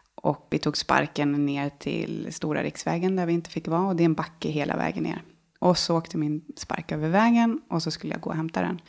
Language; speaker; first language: Swedish; native; Swedish